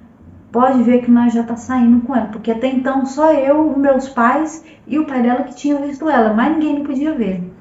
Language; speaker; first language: Portuguese; native; Portuguese